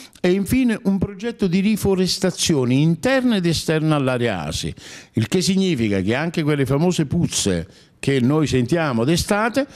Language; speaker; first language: Italian; native; Italian